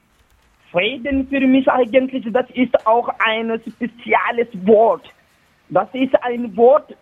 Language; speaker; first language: German; non-native, learner; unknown